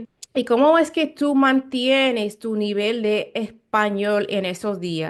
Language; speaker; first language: Spanish; non-native, learner; English